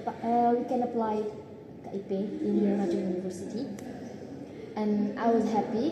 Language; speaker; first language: English; non-native, learner; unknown